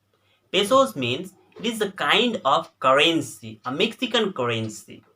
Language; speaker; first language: English; non-native, local second language; Bangla